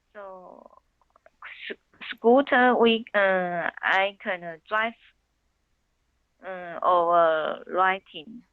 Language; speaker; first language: English; non-native, learner; Chinese